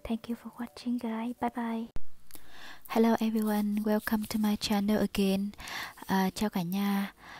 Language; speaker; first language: English; non-native, learner; Vietnamese